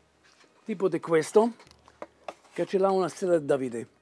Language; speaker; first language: Italian; non-native, fluent; Hebrew